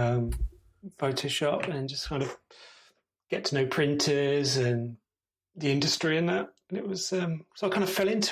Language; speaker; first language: English; native; English